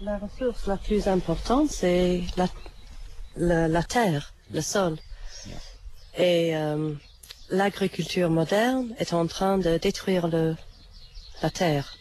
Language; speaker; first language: French; non-native, fluent; English